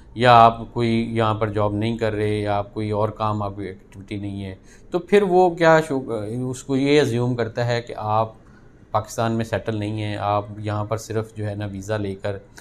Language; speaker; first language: Urdu; non-native, local second language; Punjabi